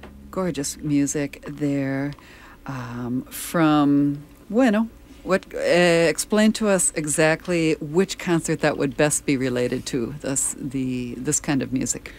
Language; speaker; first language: English; native; English